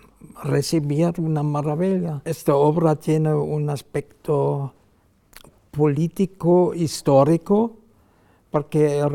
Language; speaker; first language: Spanish; non-native, fluent; German